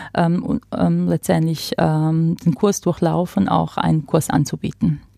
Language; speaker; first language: German; non-native, fluent; Croatian